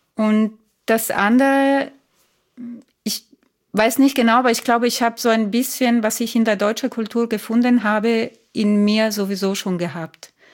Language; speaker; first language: German; non-native, fluent; Italian